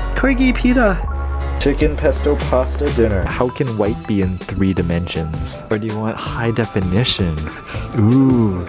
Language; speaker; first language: English; native; English